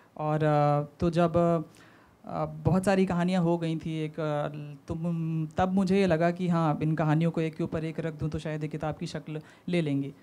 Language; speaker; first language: Hindi; native; Hindi